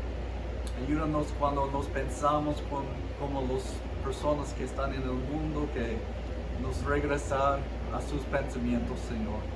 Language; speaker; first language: Spanish; early bilingual, heritage; Spanish